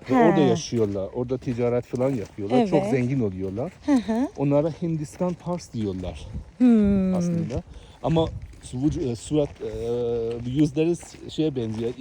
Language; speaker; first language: Turkish; non-native, learner; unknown